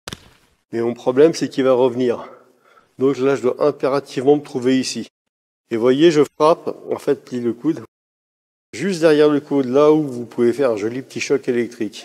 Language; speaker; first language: French; native; French